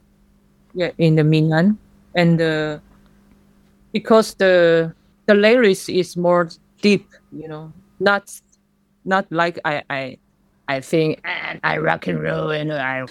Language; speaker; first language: English; non-native, learner; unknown